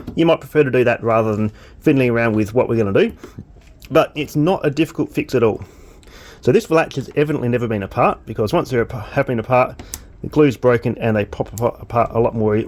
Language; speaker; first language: English; native; English